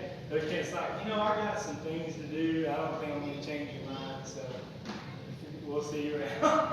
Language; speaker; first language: English; native; English